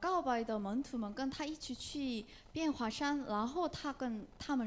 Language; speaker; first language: Chinese; non-native, learner; Korean